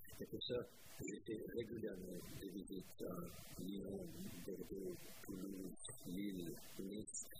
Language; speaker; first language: French; non-native, fluent; German